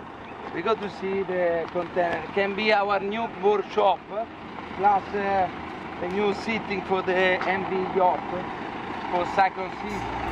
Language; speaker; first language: English; non-native, learner; Italian